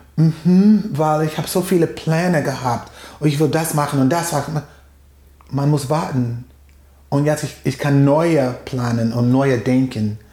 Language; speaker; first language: German; non-native, fluent; English